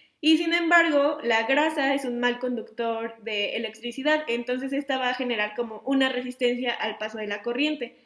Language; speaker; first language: Spanish; native; Spanish